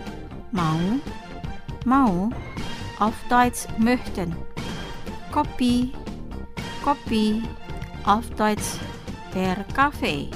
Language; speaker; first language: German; non-native, fluent; Indonesian